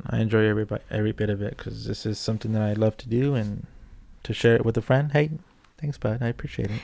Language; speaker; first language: English; early bilingual, other home language; Spanish